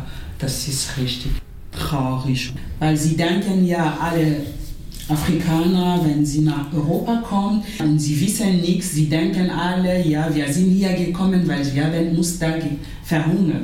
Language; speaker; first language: German; non-native, fluent; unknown